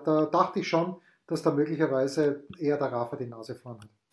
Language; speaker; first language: German; native; German